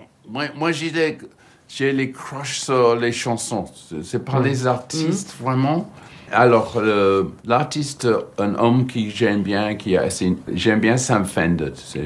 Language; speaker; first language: French; non-native, learner; English